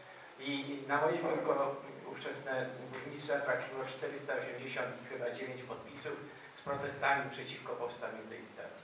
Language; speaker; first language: Polish; native; Polish